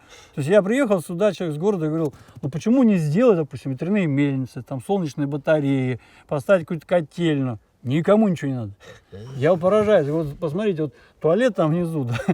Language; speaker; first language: Russian; native; Russian